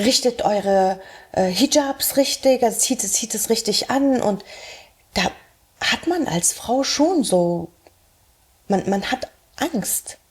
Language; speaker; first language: German; early bilingual, heritage; German